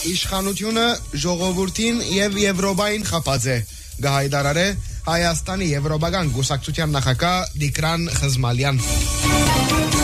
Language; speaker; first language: Armenian; early bilingual, heritage; Armenian